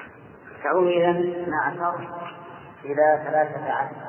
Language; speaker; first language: Arabic; native; Arabic